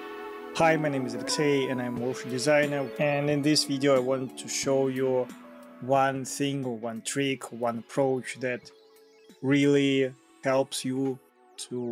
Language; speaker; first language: English; non-native, fluent; Russian